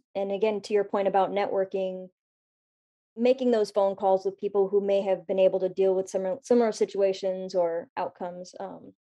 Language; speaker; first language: English; native; English